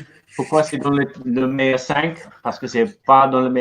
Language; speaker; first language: French; non-native, learner; English